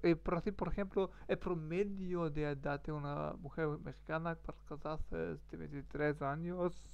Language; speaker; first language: Spanish; non-native, learner; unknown